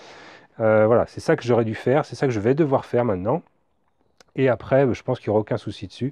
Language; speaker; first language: French; native; French